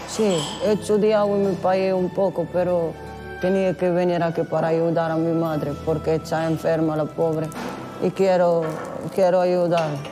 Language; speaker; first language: Spanish; non-native, fluent; Arabic